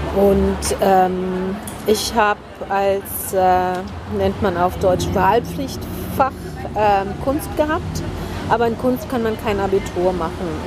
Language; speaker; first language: German; early bilingual, heritage; German